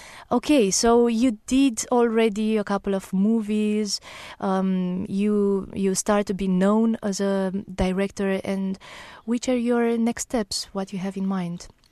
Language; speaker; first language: English; non-native, fluent; Romanian